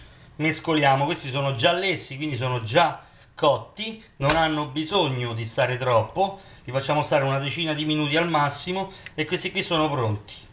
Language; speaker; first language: Italian; native; Italian